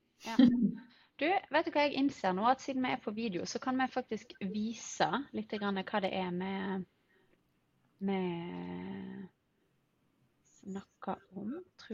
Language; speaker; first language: Norwegian; native; Norwegian